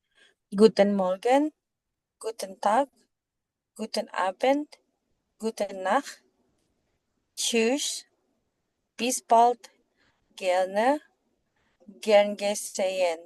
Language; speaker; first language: German; non-native, learner; Indonesian